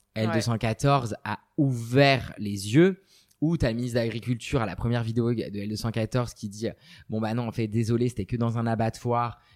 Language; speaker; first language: French; native; French